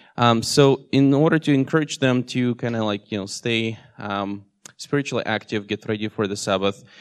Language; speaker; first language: English; non-native, fluent; Russian